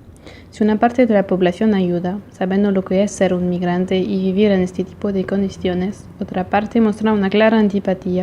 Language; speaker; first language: Spanish; non-native, fluent; Portuguese